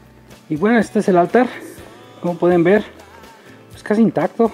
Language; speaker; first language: Spanish; native; Spanish